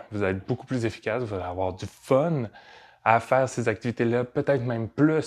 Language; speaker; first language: French; native; French